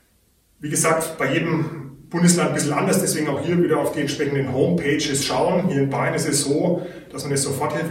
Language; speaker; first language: German; native; German